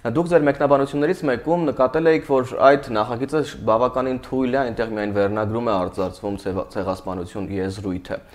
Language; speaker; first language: Armenian; native; Armenian